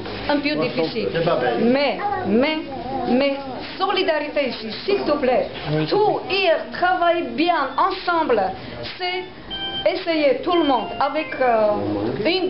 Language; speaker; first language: French; non-native, learner; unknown